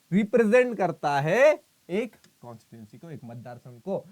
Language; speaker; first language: Hindi; non-native, local second language; Marathi